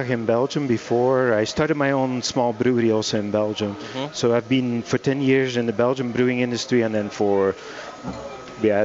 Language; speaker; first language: English; non-native, fluent; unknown